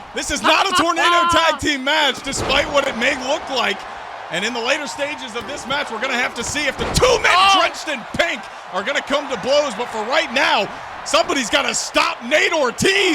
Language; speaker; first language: English; native; English